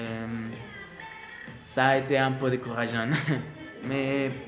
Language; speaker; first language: French; non-native, learner; Spanish